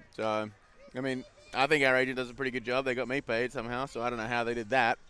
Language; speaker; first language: English; native; English